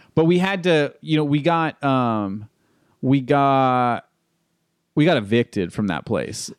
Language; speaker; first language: English; native; English